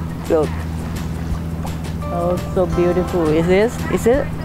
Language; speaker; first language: English; non-native, learner; Lao